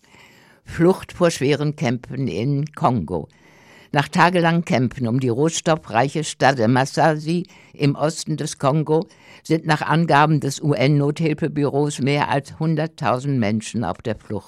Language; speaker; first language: German; native; German